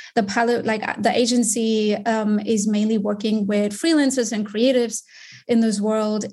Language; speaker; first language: English; non-native, fluent; German